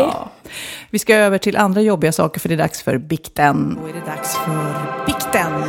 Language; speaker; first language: Swedish; native; Swedish